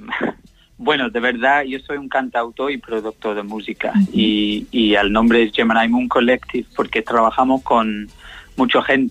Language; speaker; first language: Spanish; non-native, learner; English